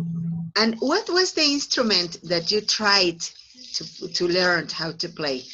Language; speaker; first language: English; non-native, fluent; Spanish